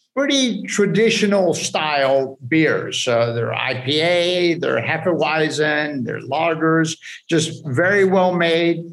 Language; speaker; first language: English; early bilingual, other home language; Spanish